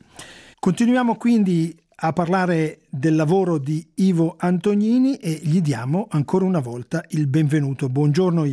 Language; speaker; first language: Italian; native; Italian